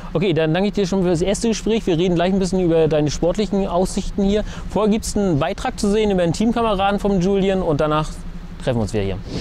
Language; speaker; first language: German; native; German